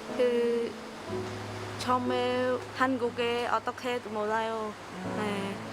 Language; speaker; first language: Korean; non-native, learner; Khmer